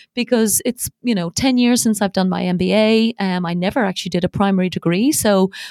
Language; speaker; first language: English; native; English